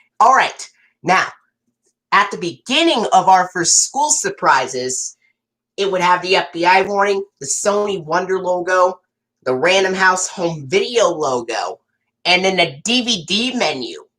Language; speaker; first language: English; native; English